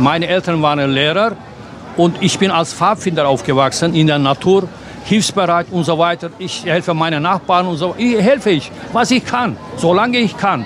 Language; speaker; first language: German; non-native, fluent; Turkish